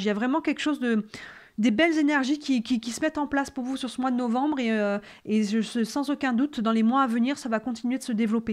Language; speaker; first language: French; native; French